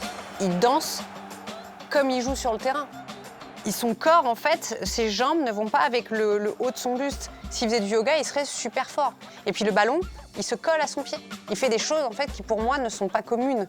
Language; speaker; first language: French; native; French